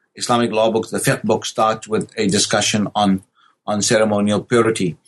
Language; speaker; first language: English; native; English